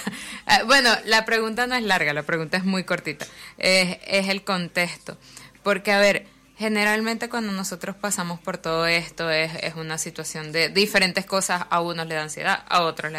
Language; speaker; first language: Spanish; native; Spanish